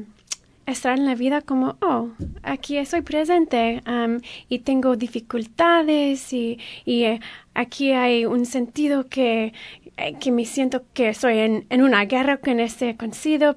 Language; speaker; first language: Spanish; early bilingual, heritage; Spanish